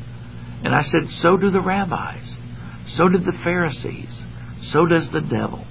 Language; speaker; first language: English; native; English